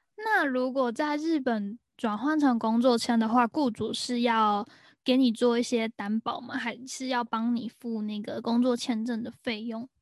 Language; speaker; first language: Chinese; native; Chinese